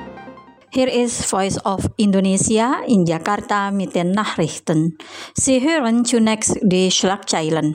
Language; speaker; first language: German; non-native, fluent; Indonesian